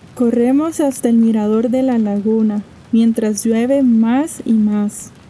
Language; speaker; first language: Spanish; native; Spanish